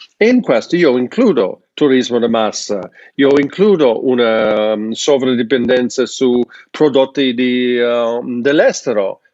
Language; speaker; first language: Italian; non-native, fluent; English